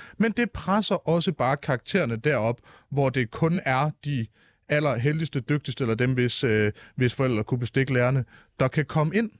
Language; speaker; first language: Danish; native; Danish